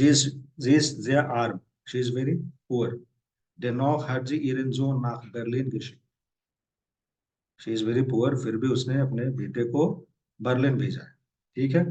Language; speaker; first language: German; non-native, fluent; Hindi